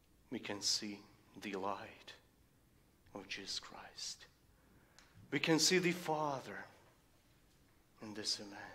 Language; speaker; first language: English; non-native, fluent; Ukrainian